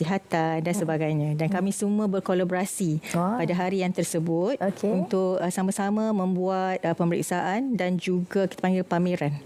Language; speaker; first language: Malay; native; Malay